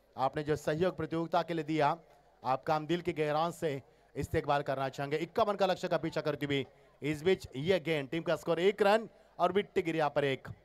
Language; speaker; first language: Hindi; non-native, local second language; Marathi